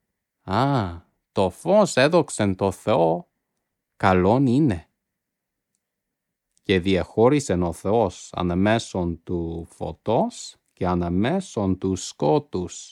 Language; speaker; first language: Greek; non-native, fluent; English